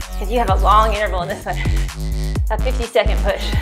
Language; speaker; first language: English; native; English